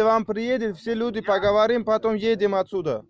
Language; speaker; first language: Russian; non-native, learner; Uzbek